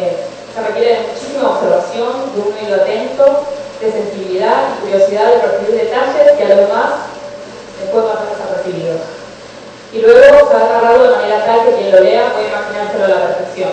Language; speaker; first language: Spanish; native; Spanish